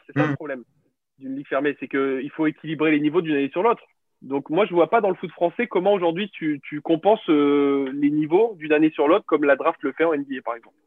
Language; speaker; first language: French; native; French